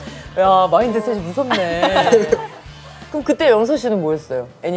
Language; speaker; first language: Korean; native; Korean